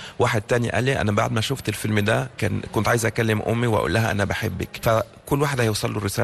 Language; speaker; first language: Arabic; early bilingual, heritage; Arabic